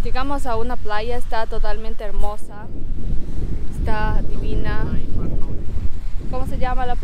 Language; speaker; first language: Spanish; native; Spanish